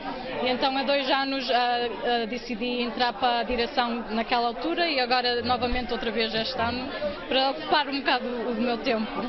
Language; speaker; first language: Portuguese; early bilingual, heritage; Portuguese